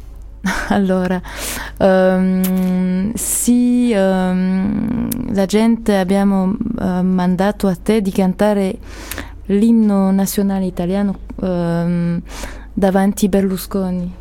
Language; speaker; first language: Italian; non-native, learner; French